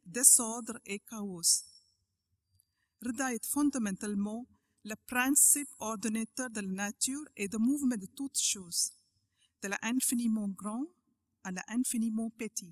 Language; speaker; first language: French; non-native, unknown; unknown